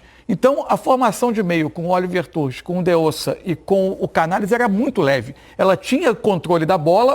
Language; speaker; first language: Portuguese; native; Portuguese